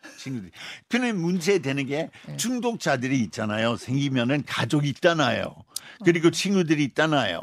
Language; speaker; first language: Korean; non-native, fluent; English